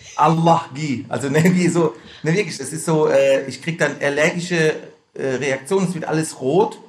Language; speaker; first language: German; native; German